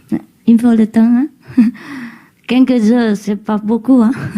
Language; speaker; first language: French; non-native, fluent; Vietnamese